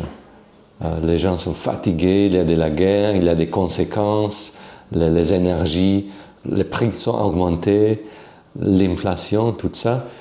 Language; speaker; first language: French; non-native, fluent; Slovak